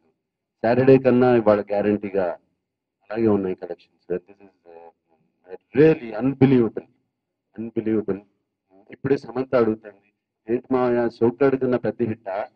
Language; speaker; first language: Telugu; native; Telugu